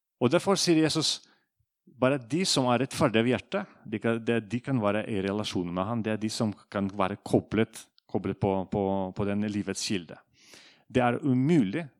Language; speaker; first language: Norwegian; non-native, fluent; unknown